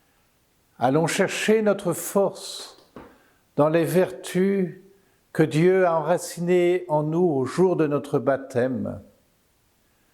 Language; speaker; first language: French; native; French